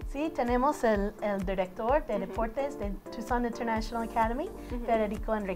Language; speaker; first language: Spanish; early bilingual, heritage; Spanish